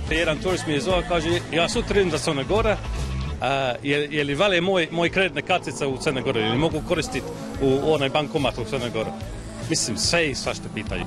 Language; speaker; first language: Croatian; non-native, learner; English